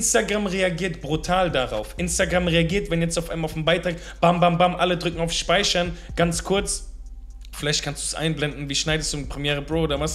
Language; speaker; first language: German; native; German